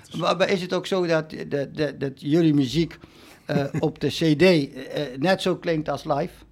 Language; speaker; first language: Dutch; native; Dutch